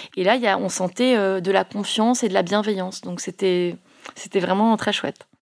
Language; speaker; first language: French; native; French